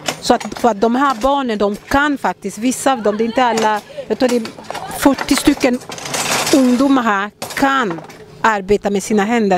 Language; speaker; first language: Swedish; early bilingual, other home language; Lingala